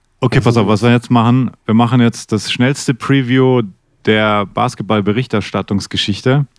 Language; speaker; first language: German; native; German